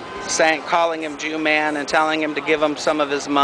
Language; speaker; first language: English; native; English